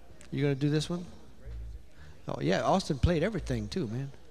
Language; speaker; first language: English; native; English